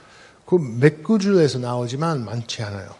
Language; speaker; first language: Korean; non-native, fluent; English